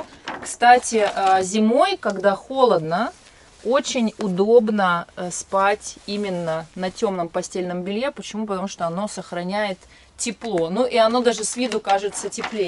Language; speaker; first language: Russian; native; Russian